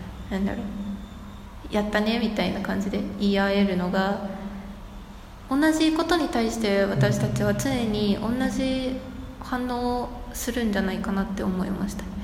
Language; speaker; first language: Japanese; non-native, fluent; Chinese